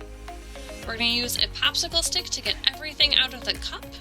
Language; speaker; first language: English; native; English